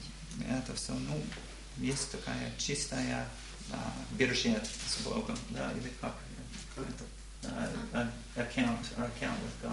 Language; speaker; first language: Russian; non-native, learner; English